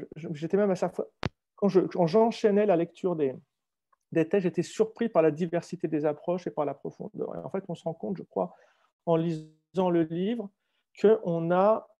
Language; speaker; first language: French; native; French